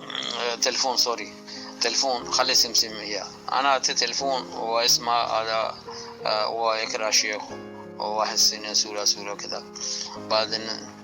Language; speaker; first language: Arabic; non-native, learner; Urdu